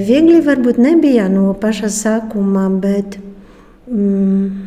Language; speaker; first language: Latvian; non-native, fluent; Polish